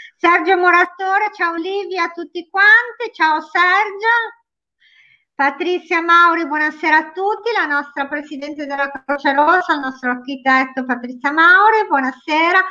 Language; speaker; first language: Italian; native; Italian